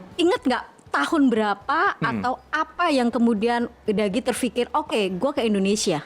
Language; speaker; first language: Indonesian; native; Indonesian